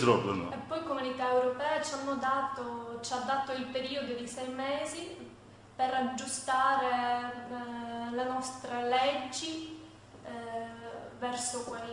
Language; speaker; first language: Italian; non-native, fluent; Ukrainian